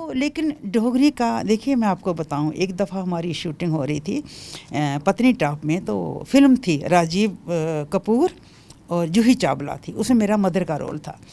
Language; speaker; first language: Hindi; non-native, local second language; Dogri